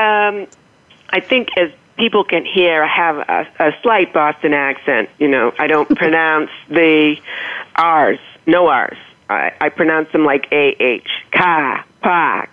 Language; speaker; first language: English; native; English